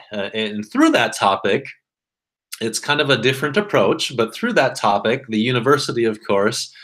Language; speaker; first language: English; native; English